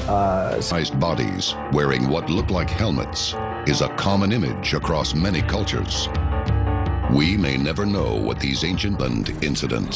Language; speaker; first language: English; native; English